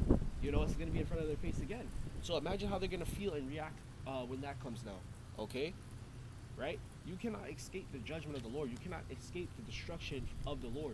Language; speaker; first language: English; native; English